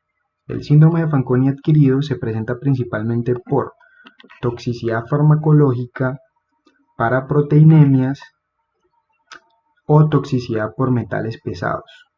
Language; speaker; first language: Spanish; native; Spanish